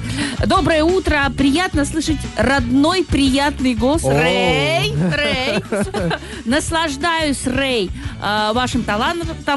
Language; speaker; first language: Russian; native; Russian